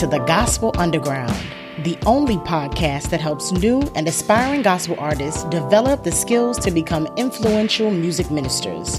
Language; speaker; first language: English; native; English